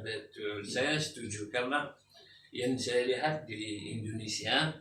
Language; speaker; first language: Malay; non-native, fluent; Arabic